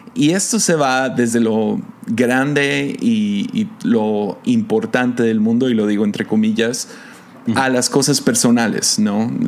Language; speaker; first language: Spanish; non-native, fluent; English